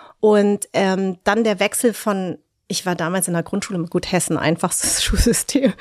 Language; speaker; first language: German; early bilingual, other home language; Vietnamese